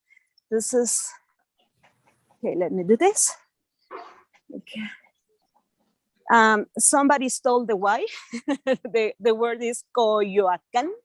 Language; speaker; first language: English; non-native, fluent; Spanish